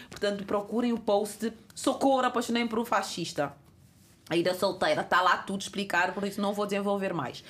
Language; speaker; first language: Portuguese; non-native, local second language; Kabuverdianu